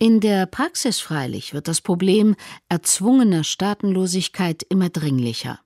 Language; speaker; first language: German; native; German